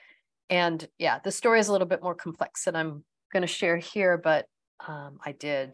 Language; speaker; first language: English; native; English